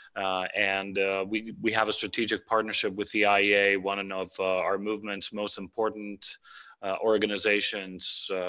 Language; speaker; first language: English; non-native, fluent; Greek